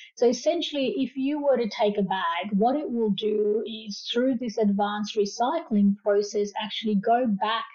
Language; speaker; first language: English; early bilingual, other home language; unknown